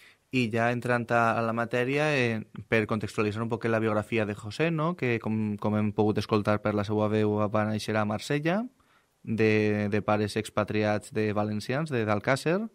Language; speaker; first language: Catalan; native; Catalan